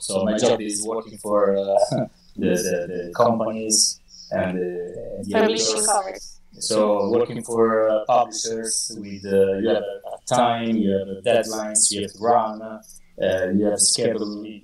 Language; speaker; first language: English; non-native, fluent; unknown